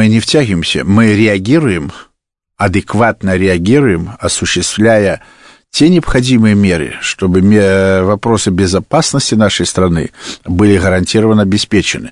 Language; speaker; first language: Russian; native; Russian